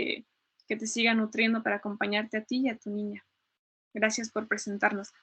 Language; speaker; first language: Spanish; native; Spanish